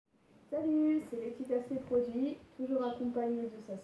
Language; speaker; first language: French; native; French